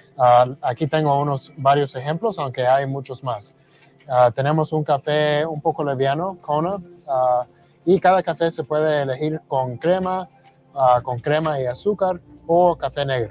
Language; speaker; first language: Spanish; early bilingual, heritage; Spanish